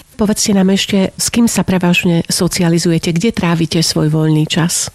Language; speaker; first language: Slovak; native; Slovak